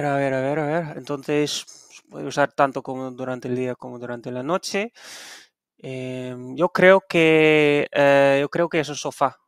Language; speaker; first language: Spanish; non-native, fluent; Dutch